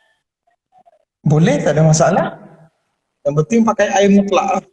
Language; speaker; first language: Malay; native; Malay